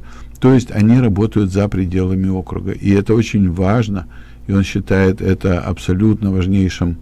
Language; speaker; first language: Russian; native; Russian